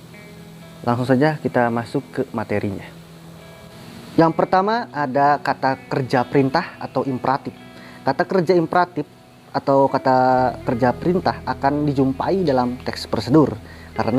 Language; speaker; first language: Indonesian; native; Indonesian